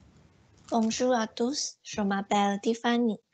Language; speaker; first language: French; non-native, learner; Chinese